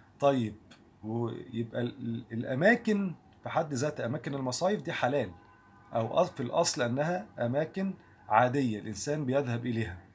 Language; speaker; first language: Arabic; native; Arabic